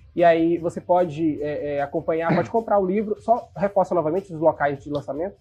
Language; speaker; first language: Portuguese; native; Portuguese